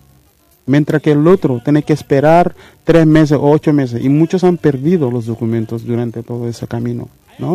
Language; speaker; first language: Spanish; non-native, fluent; Mandingo